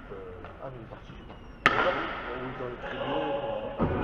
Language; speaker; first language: French; native; French